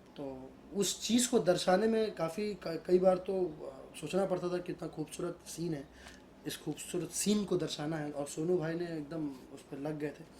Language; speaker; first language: Hindi; native; Hindi